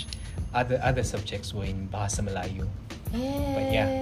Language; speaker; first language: English; non-native, local second language; Malay